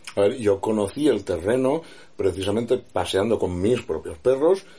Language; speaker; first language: Spanish; native; Spanish